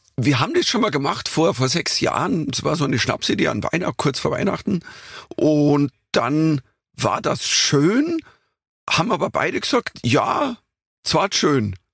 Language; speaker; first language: German; native; German